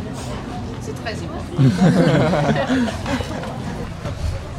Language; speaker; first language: French; non-native, fluent; Italian